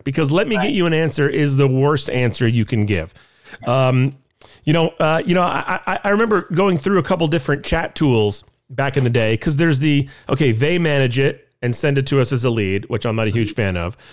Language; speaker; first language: English; native; English